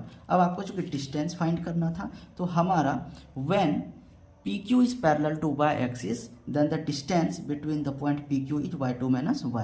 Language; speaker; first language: Hindi; native; Hindi